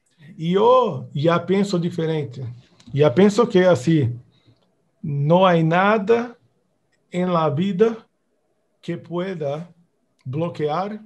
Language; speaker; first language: Spanish; non-native, fluent; Portuguese